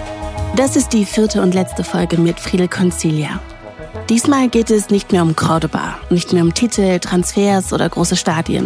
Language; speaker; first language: German; native; German